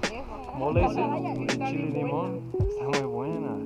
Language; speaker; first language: Spanish; non-native, learner; English